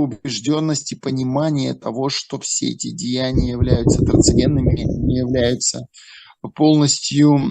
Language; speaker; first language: Russian; native; Russian